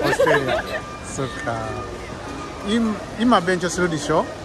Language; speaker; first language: Japanese; non-native, learner; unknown